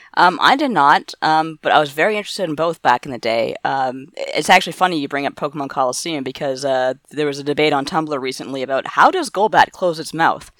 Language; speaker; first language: English; native; English